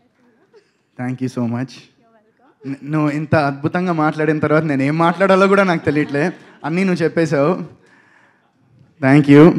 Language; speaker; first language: Telugu; native; Telugu